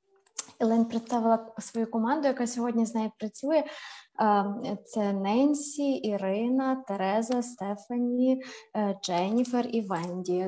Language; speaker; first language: Ukrainian; native; Ukrainian